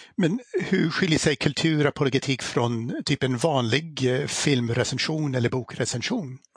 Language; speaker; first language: Swedish; non-native, fluent; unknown